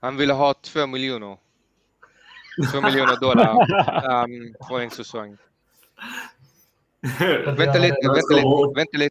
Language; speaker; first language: Swedish; early bilingual, heritage; Swedish